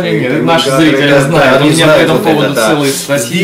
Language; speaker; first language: Russian; native; Russian